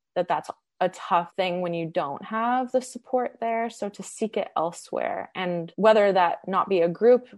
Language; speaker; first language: English; native; English